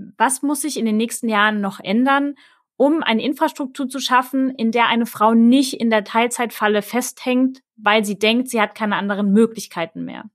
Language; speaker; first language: German; native; German